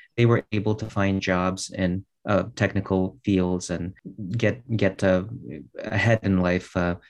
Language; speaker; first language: English; early bilingual, other home language; Russian